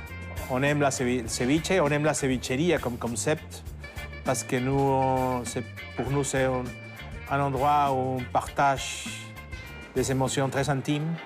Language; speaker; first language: French; non-native, fluent; Spanish